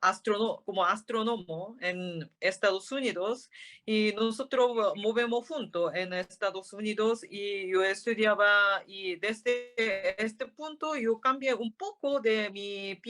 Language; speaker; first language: Spanish; non-native, learner; Korean